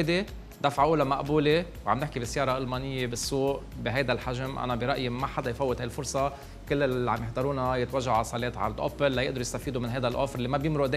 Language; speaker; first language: Arabic; native; Arabic